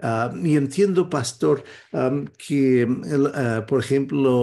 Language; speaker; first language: Spanish; non-native, fluent; English